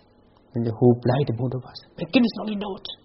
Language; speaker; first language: Dutch; non-native, fluent; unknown